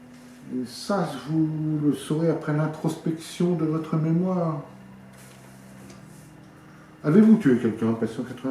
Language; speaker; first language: French; native; French